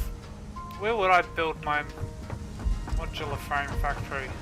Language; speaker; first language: English; native; English